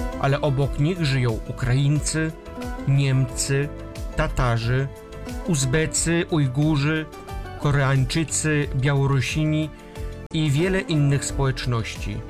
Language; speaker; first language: Polish; native; Polish